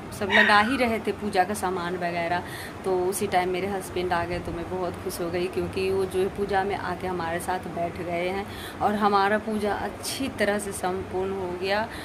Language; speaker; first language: Hindi; native; Hindi